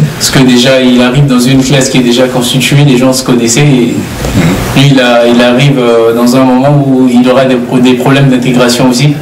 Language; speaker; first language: French; native; French